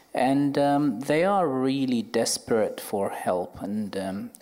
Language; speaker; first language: English; non-native, fluent; Arabic